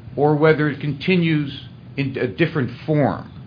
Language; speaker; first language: English; native; English